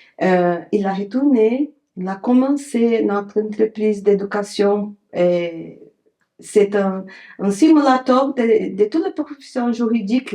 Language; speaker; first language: French; non-native, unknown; Portuguese